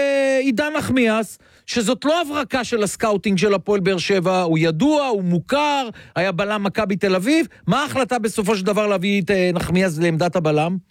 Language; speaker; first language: Hebrew; native; Hebrew